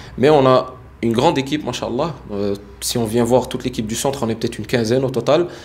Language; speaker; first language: French; early bilingual, other home language; Arabic